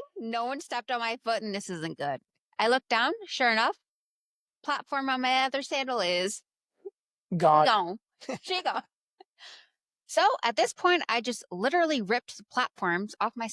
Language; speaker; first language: English; native; English